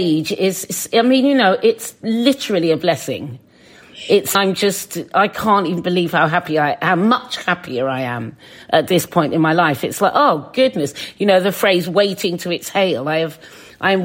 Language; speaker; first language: English; native; English